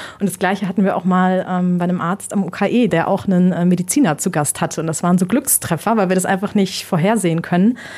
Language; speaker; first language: German; native; German